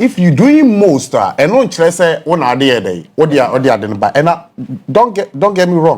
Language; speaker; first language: English; non-native, local second language; Akan